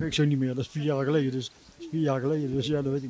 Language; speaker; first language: Dutch; native; Dutch